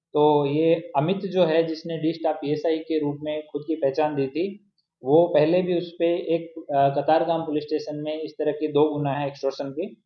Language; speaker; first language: Hindi; non-native, local second language; Gujarati